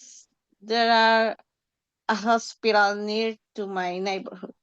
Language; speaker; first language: English; non-native, learner; Spanish